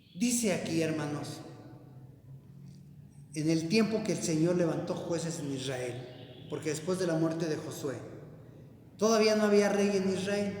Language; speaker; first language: Spanish; native; Spanish